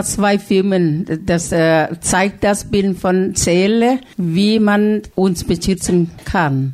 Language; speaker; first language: German; non-native, fluent; Thai